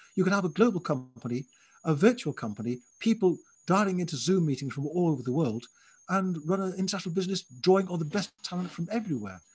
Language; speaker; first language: English; native; English